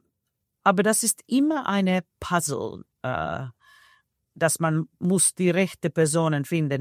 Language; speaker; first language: German; non-native, fluent; Finnish